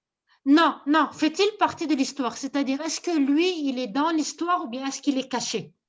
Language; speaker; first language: French; non-native, local second language; Arabic